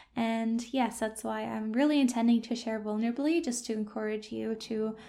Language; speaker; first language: English; non-native, fluent; German